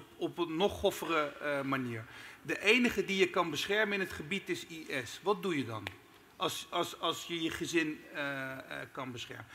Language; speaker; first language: Dutch; early bilingual, other home language; Turkish